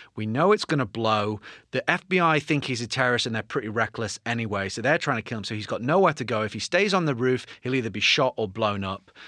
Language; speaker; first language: English; native; English